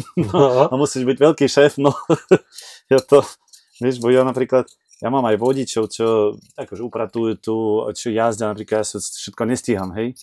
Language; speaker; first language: Slovak; non-native, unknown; Ukrainian